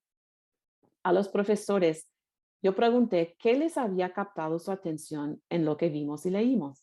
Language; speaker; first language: Spanish; non-native, fluent; English